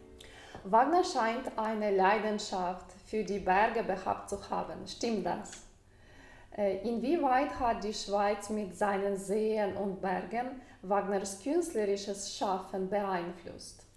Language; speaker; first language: German; non-native, fluent; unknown